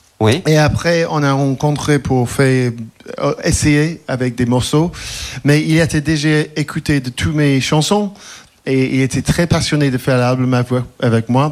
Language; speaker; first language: French; non-native, fluent; English